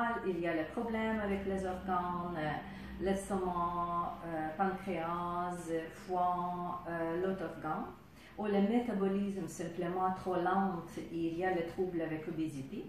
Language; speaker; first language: French; non-native, fluent; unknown